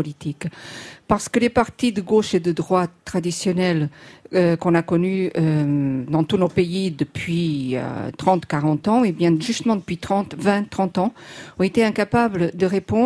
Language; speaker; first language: French; non-native, fluent; Portuguese